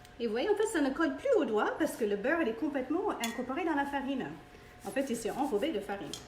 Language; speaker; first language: French; non-native, fluent; English